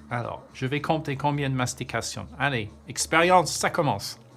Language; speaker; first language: French; non-native, learner; English